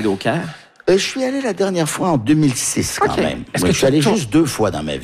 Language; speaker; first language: French; early bilingual, other home language; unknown